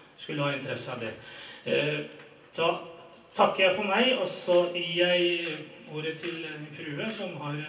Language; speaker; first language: Norwegian; early bilingual, other home language; Urdu